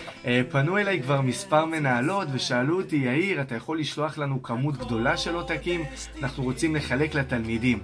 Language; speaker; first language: Hebrew; native; Hebrew